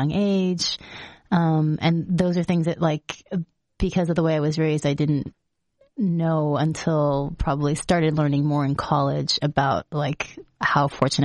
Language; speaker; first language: English; native; English